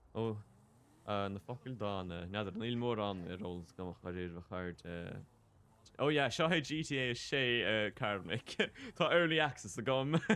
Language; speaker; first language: Irish; native; Irish